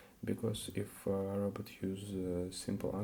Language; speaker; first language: English; non-native, learner; Russian